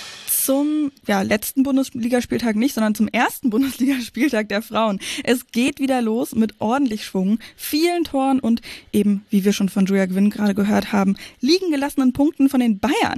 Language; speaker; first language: German; native; German